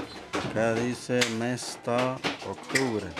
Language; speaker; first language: Spanish; non-native, local second language; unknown